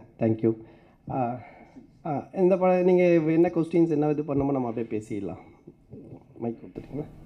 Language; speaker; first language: Tamil; native; Tamil